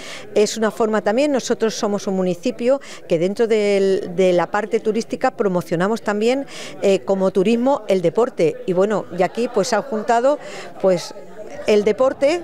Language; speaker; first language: Spanish; native; Spanish